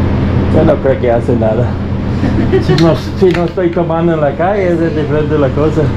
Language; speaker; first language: Spanish; non-native, learner; English